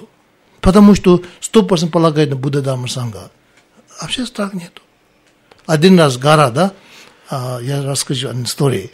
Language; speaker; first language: Russian; non-native, learner; Tibetan